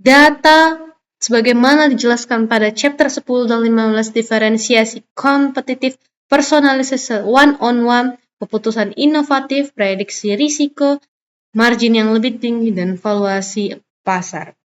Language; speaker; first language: Indonesian; native; Indonesian